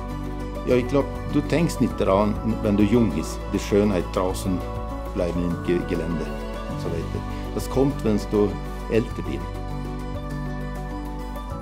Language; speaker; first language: German; non-native, fluent; Swedish